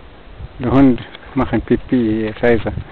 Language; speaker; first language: German; non-native, learner; Arabic